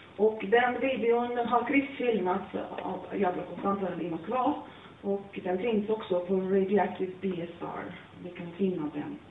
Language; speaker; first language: Swedish; non-native, fluent; Latvian